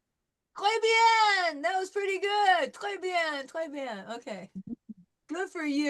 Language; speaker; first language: French; non-native, fluent; English